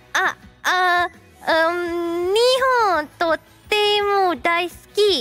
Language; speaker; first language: Japanese; non-native, learner; Indonesian